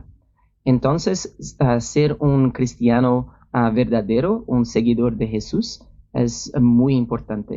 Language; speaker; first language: Spanish; non-native, learner; Portuguese